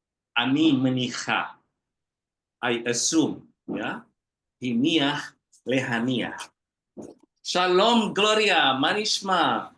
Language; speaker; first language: Hebrew; non-native, fluent; Indonesian